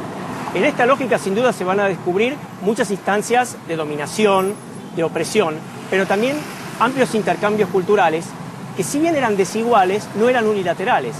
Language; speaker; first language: Spanish; native; Spanish